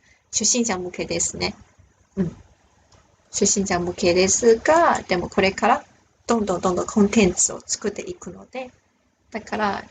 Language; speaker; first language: Japanese; non-native, fluent; Chinese